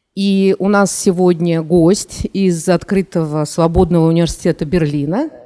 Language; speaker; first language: Russian; native; Russian